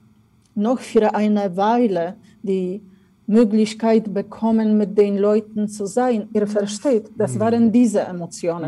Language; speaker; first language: German; non-native, fluent; Polish